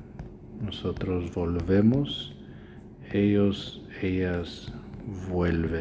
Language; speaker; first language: Spanish; non-native, fluent; English